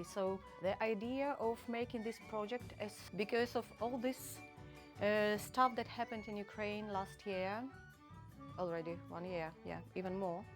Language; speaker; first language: English; non-native, fluent; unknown